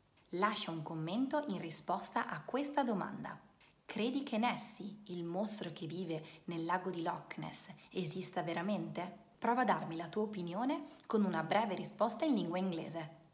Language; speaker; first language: Italian; native; Italian